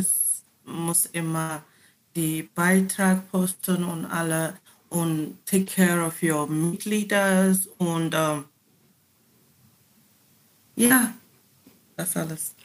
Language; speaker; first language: German; non-native, learner; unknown